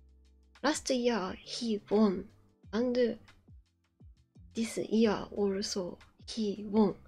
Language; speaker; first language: English; non-native, learner; Japanese